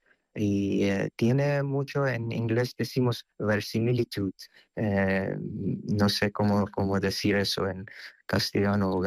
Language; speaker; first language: Spanish; non-native, fluent; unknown